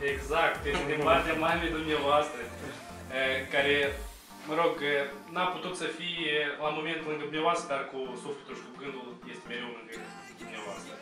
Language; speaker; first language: Romanian; native; Romanian